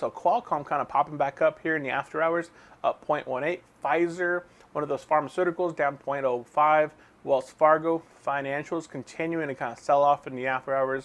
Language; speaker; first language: English; native; English